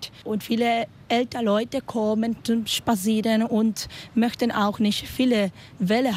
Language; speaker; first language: German; non-native, learner; Spanish